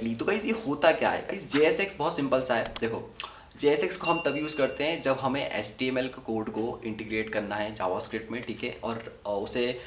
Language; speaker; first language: Hindi; native; Hindi